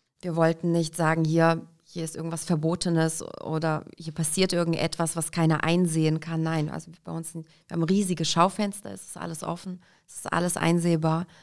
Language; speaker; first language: German; early bilingual, other home language; Russian